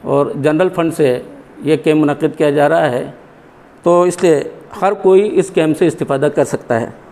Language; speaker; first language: Hindi; non-native, local second language; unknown